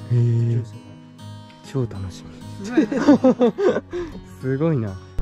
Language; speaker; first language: Japanese; native; Japanese